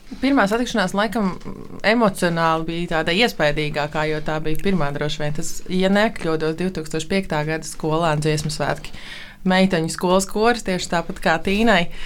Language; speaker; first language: Latvian; native; Latvian